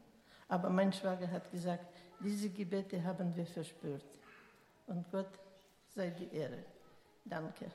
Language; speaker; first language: German; non-native, fluent; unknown